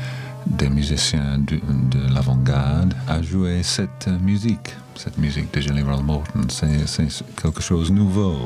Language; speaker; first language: French; non-native, learner; English